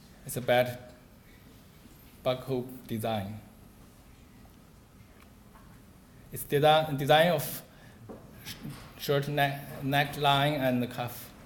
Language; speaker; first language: English; non-native, learner; Chinese